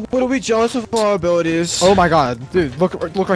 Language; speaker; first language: English; native; English